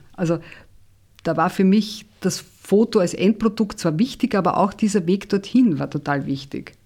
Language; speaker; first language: German; native; German